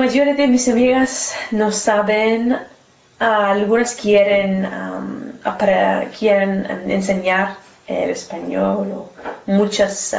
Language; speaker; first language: Spanish; non-native, learner; English